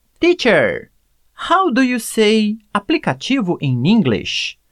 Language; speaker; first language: English; non-native, fluent; Portuguese